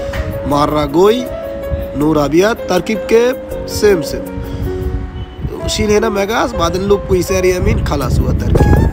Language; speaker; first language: Arabic; non-native, learner; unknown